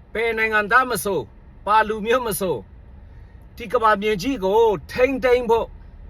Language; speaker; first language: Burmese; non-native, local second language; Shan